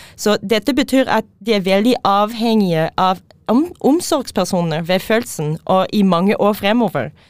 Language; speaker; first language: Norwegian; non-native, fluent; French